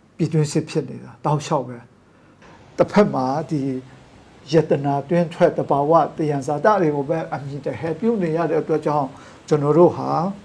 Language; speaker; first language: Burmese; non-native, local second language; Kachin